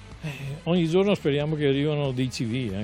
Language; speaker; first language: Italian; native; Italian